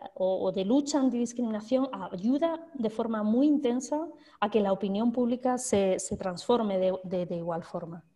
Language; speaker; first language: Spanish; native; Spanish